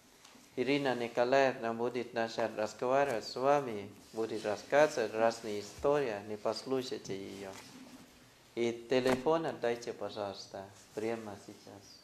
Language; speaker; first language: Russian; non-native, learner; Thai